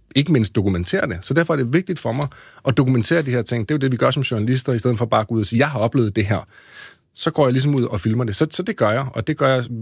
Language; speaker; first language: Danish; early bilingual, other home language; Hebrew